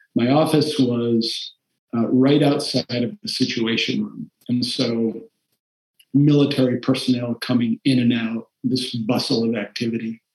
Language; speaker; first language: English; early bilingual, other home language; Portuguese